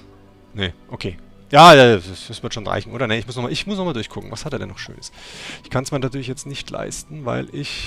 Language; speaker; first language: German; native; German